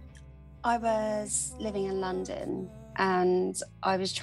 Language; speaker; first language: English; native; English